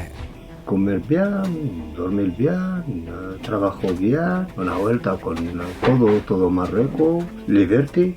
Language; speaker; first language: Spanish; non-native, learner; Arabic